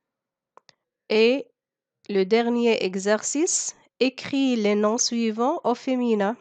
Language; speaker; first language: French; non-native, local second language; Arabic